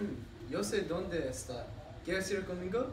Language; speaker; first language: Spanish; non-native, learner; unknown